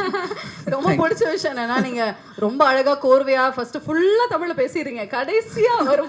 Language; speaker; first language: Tamil; native; Tamil